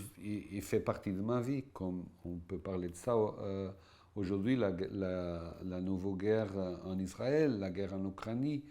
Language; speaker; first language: French; non-native, fluent; Portuguese